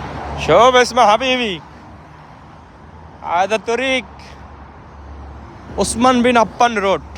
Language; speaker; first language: Arabic; non-native, learner; Bangla